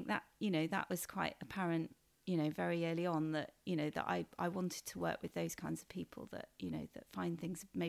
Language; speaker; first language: English; native; English